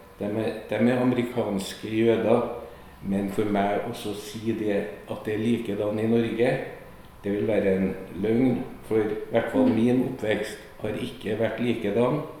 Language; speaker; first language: Norwegian; native; Norwegian